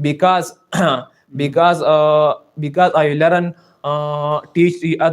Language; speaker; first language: English; non-native, learner; Pashto